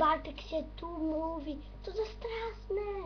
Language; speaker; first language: Polish; native; Polish